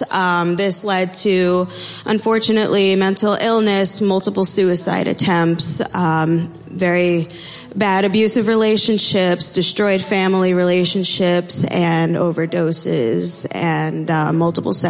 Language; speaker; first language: English; native; English